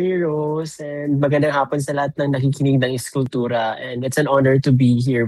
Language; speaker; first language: Filipino; native; Filipino